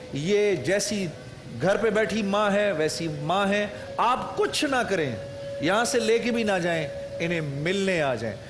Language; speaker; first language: Urdu; native; Urdu